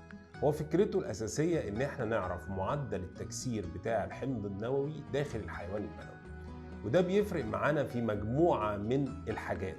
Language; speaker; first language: Arabic; native; Arabic